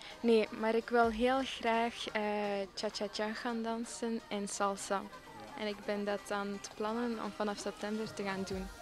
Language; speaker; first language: Dutch; early bilingual, other home language; Armenian